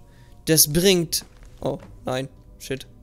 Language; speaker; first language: German; native; German